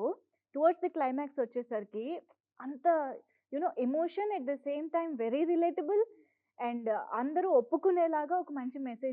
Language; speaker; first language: Telugu; native; Telugu